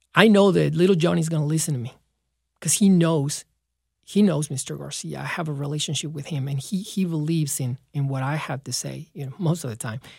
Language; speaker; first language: English; non-native, fluent; Spanish